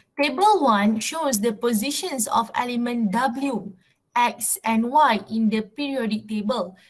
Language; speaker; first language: English; non-native, local second language; Malay